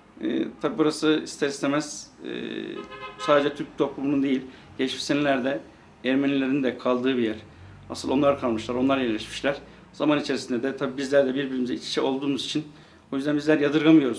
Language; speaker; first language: Turkish; native; Turkish